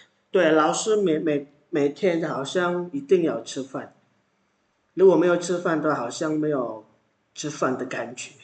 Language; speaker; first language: Chinese; non-native, fluent; Indonesian